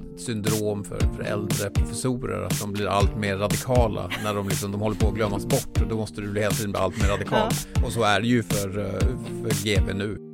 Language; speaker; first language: Swedish; native; Swedish